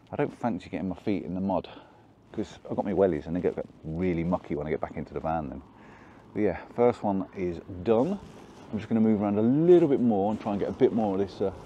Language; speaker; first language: English; native; English